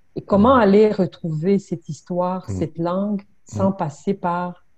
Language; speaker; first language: French; non-native, local second language; Kinyarwanda